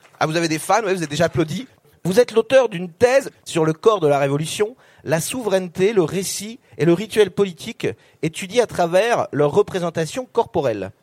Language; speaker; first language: French; native; French